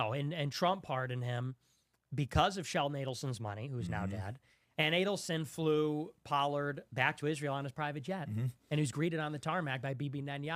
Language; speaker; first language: English; native; English